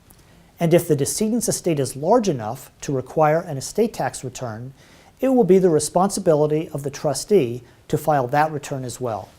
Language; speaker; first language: English; native; English